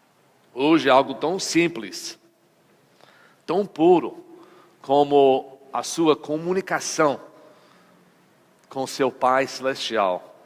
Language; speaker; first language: Portuguese; non-native, fluent; English